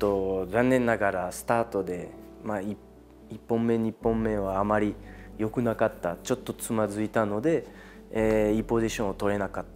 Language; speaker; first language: Japanese; non-native, fluent; French